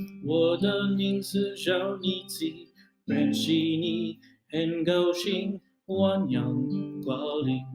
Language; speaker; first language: Chinese; non-native, learner; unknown